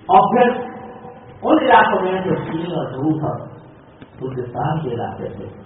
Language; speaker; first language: Urdu; native; Urdu